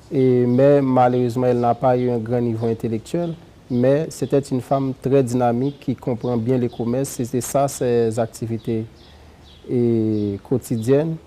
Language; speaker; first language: French; non-native, local second language; Haitian Creole